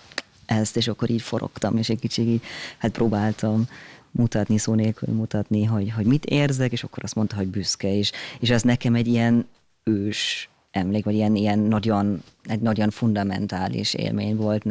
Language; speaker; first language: Hungarian; non-native, fluent; German